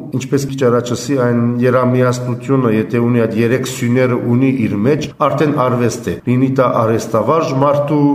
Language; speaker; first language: Armenian; early bilingual, heritage; Armenian